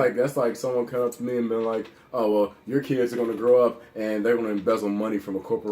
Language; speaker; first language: English; native; English